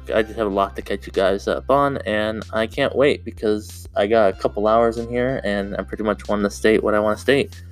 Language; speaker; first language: English; native; English